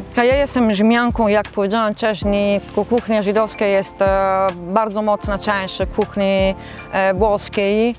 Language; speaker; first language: Polish; non-native, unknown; Italian